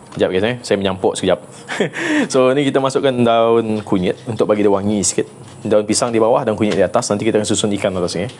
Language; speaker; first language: Malay; non-native, local second language; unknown